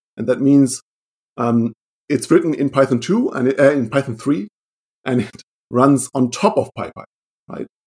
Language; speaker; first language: English; non-native, fluent; German